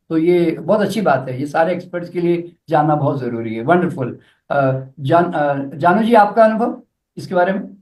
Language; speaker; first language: Hindi; native; Hindi